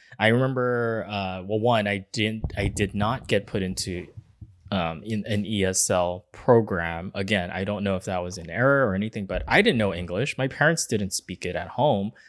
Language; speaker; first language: English; early bilingual, other home language; Chinese